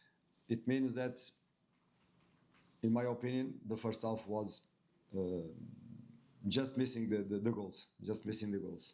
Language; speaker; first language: English; non-native, fluent; Portuguese